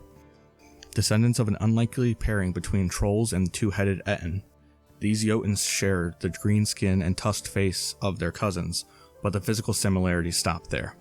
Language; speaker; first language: English; native; English